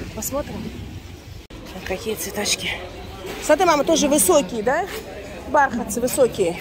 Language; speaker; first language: Russian; native; Russian